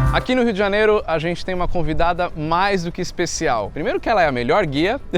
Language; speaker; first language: Portuguese; native; Portuguese